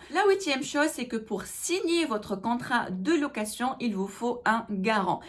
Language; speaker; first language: French; non-native, local second language; Arabic